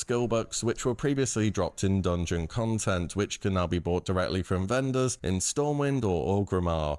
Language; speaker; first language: English; native; English